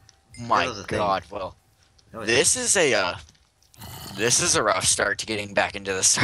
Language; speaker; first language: English; native; English